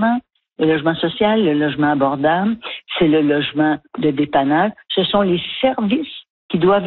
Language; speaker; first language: French; native; French